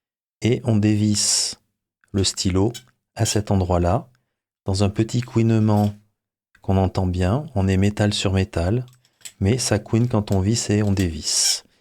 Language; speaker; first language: French; native; French